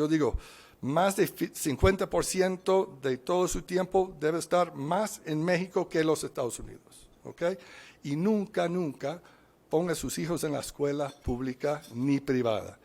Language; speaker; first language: Spanish; non-native, fluent; English